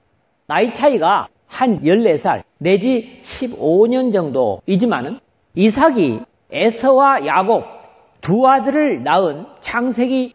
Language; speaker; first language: Korean; native; Korean